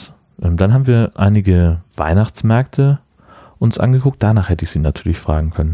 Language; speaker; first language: German; native; German